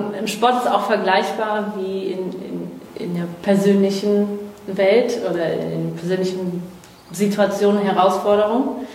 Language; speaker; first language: German; non-native, fluent; Portuguese